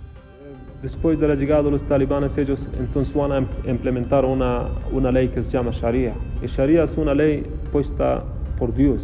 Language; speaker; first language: Spanish; non-native, fluent; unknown